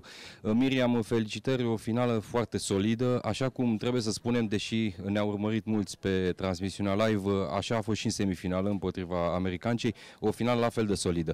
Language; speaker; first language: Romanian; native; Romanian